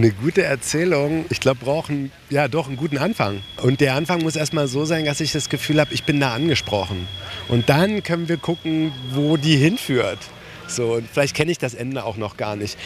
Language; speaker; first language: German; native; German